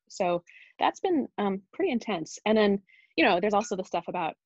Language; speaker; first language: English; native; English